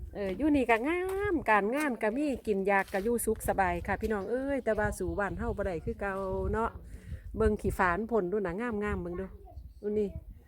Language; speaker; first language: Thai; non-native, local second language; Northeastern Thai